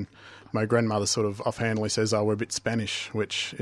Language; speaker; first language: English; native; English